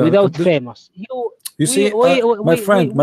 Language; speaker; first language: English; non-native, learner; Arabic